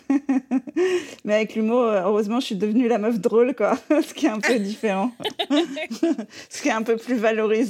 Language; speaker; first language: French; native; French